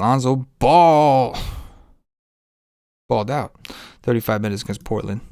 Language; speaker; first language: English; native; English